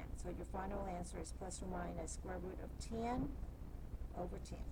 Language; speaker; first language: English; native; English